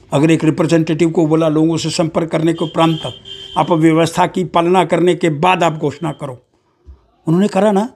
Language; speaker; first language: Hindi; non-native, local second language; Dogri